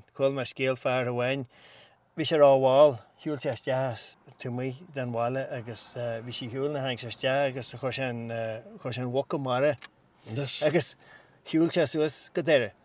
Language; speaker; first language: Irish; native; Irish